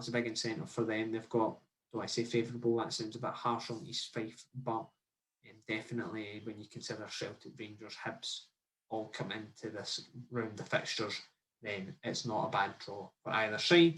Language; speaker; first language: English; native; English